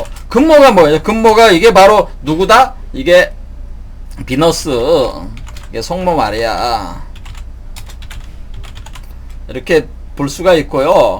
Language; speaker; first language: Korean; native; Korean